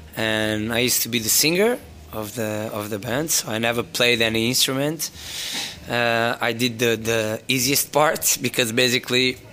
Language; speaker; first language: English; non-native, fluent; Portuguese